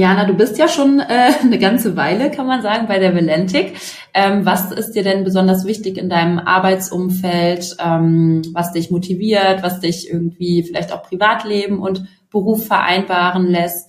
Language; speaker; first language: German; native; German